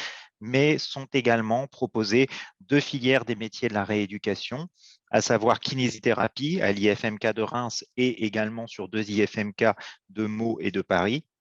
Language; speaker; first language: French; native; French